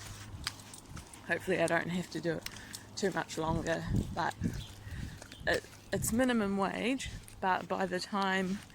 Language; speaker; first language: English; native; English